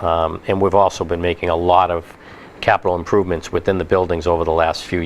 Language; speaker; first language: English; native; English